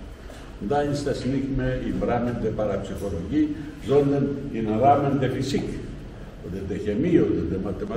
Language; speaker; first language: German; non-native, fluent; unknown